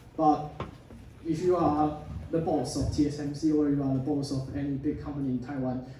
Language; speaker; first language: English; non-native, fluent; Chinese